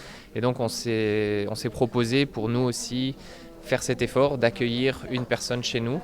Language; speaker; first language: French; native; French